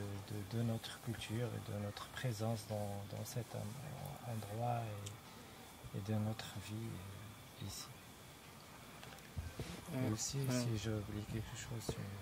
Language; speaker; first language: French; non-native, local second language; Arabic